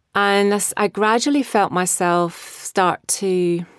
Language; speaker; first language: English; native; English